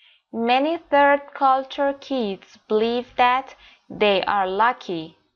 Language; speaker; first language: English; non-native, fluent; Persian